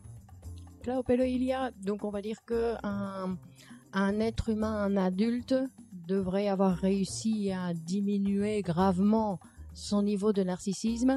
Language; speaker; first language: French; native; French